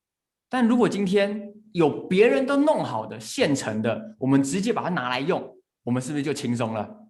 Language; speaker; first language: Chinese; native; Chinese